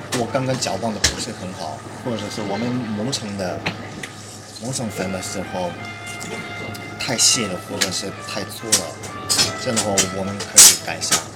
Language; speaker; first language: Chinese; early bilingual, heritage; Chinese